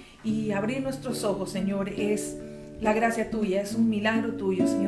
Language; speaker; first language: Spanish; native; Spanish